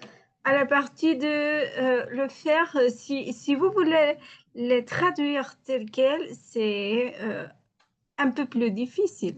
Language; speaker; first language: French; non-native, learner; Spanish